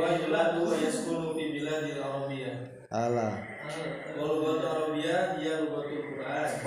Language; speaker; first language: Arabic; non-native, learner; Indonesian